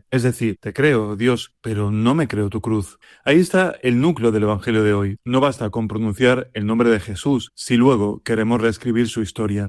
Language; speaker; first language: Spanish; native; Spanish